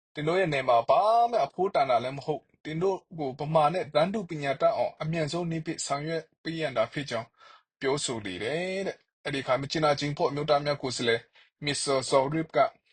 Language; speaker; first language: Burmese; non-native, local second language; Kachin